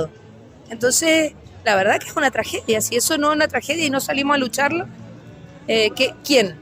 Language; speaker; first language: Spanish; native; Spanish